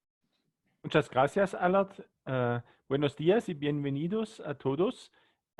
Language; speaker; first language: Spanish; non-native, learner; German